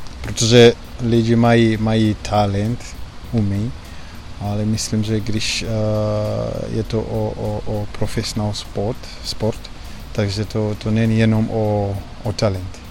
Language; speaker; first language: Czech; non-native, learner; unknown